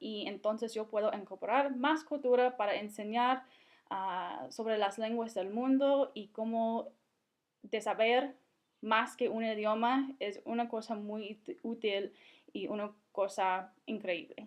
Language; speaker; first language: Spanish; non-native, fluent; English